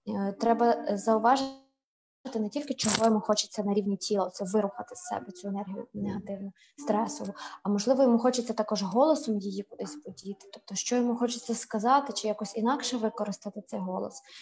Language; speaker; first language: Ukrainian; native; Ukrainian